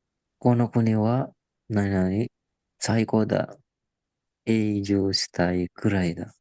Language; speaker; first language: Japanese; non-native, learner; Indonesian